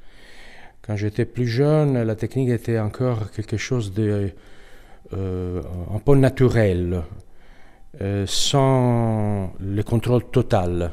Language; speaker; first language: French; non-native, learner; Italian